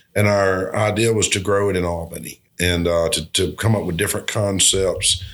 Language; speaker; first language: English; native; English